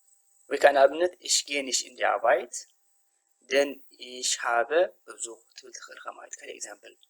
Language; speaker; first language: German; non-native, fluent; Tigrinya